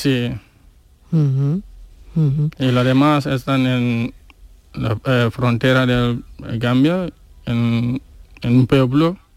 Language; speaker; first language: Spanish; non-native, learner; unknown